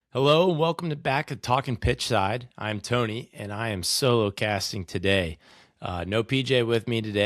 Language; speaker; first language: English; native; English